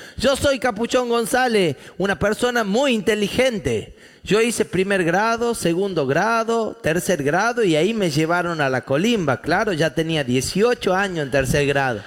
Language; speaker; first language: Spanish; native; Spanish